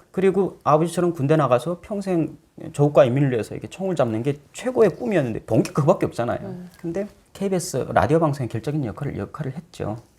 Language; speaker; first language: Korean; native; Korean